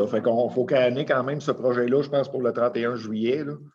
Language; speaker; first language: French; native; French